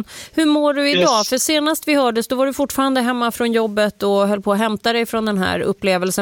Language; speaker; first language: Swedish; native; Swedish